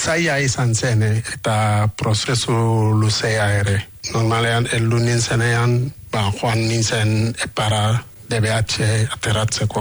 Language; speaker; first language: Basque; non-native, learner; Wolof